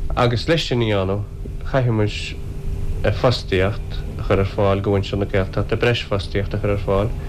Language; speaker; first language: Irish; native; Irish